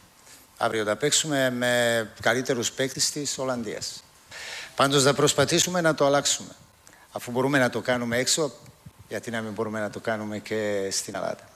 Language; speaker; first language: Greek; non-native, fluent; Serbian